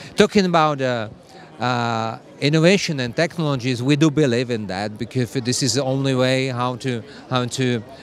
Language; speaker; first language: English; non-native, fluent; Slovak